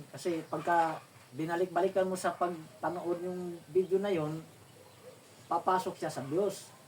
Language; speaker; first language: Filipino; non-native, local second language; Cebuano